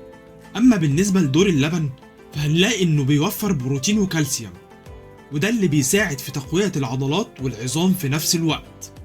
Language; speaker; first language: Arabic; native; Arabic